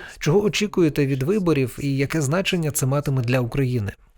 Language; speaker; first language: Ukrainian; native; Ukrainian